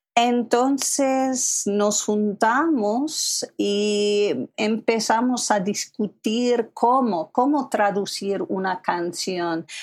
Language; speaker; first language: Spanish; non-native, fluent; English